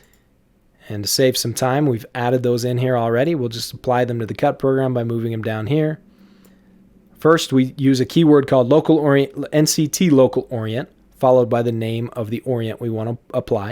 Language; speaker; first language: English; native; English